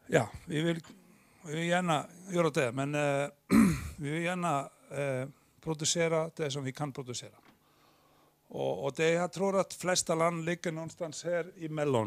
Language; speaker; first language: Swedish; non-native, fluent; Icelandic